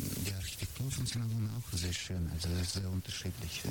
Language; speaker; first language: German; non-native, fluent; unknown